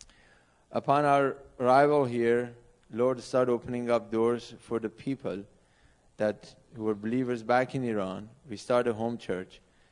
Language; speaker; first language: English; non-native, fluent; Persian